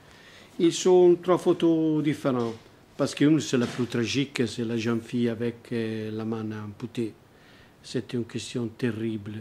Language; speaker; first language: French; non-native, learner; Italian